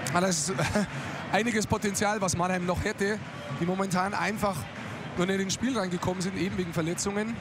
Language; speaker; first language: German; native; German